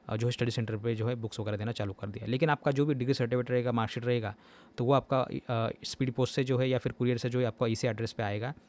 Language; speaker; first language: Hindi; non-native, local second language; Marathi